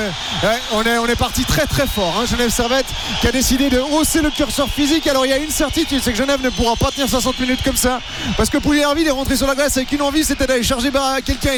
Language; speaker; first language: French; native; French